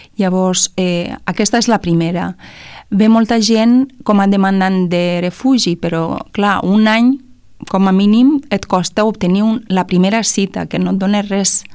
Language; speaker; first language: Catalan; non-native, fluent; Romanian